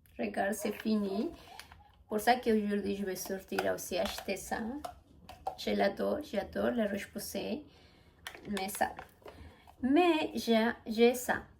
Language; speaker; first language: French; non-native, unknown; Spanish